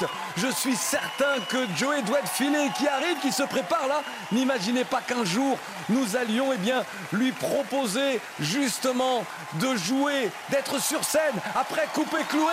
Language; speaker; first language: French; native; French